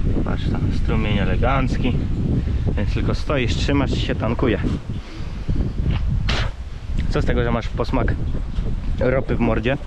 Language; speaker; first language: Polish; native; Polish